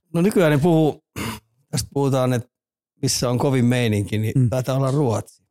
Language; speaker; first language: Finnish; native; Finnish